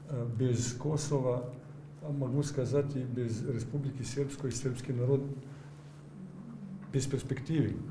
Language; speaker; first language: Russian; non-native, learner; Serbian